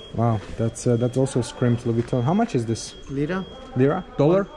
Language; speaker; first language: English; non-native, fluent; Azerbaijani